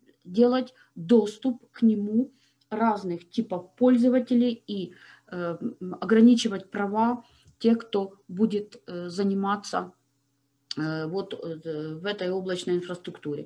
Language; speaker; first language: Russian; native; Russian